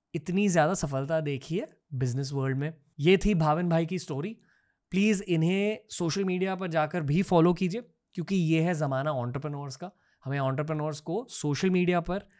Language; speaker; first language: Hindi; native; Hindi